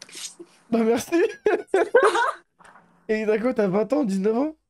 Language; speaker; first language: French; native; French